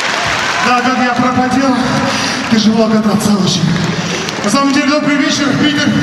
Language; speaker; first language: Russian; non-native, fluent; Finnish